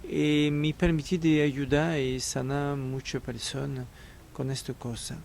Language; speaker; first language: Spanish; non-native, learner; French